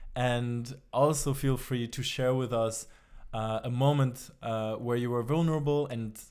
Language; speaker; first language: English; non-native, fluent; German